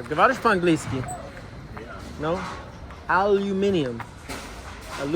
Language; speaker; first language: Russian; non-native, learner; English